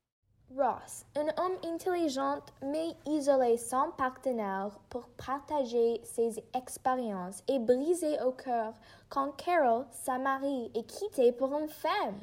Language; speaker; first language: French; non-native, learner; English